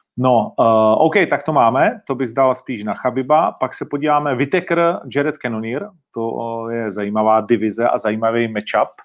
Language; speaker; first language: Czech; native; Czech